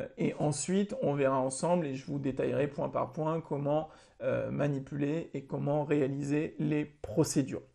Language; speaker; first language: French; native; French